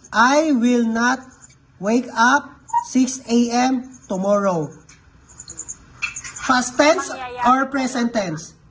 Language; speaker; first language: English; non-native, local second language; Filipino